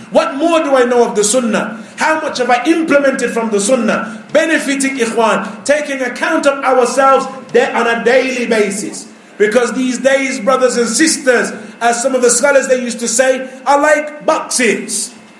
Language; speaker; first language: English; native; English